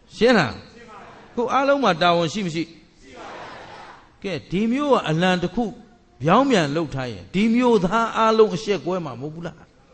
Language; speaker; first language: Burmese; native; Burmese